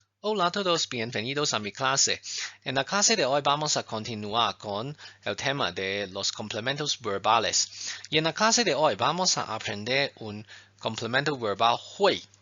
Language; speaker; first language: Spanish; non-native, fluent; Chinese